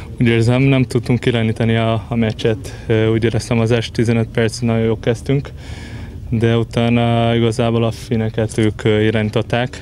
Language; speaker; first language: Hungarian; non-native, fluent; Portuguese